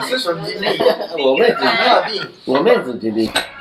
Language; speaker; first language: Chinese; non-native, fluent; Japanese